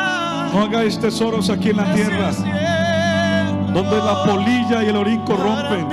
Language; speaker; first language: Spanish; native; Spanish